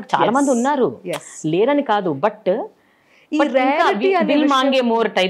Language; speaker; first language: Telugu; native; Telugu